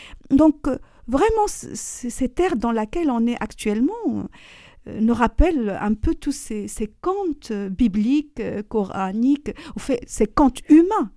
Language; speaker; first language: French; non-native, local second language; Arabic